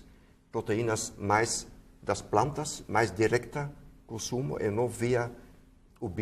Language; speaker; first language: Portuguese; non-native, fluent; Dutch